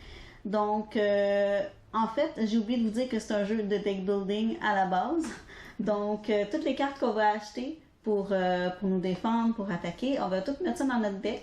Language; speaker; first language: French; native; French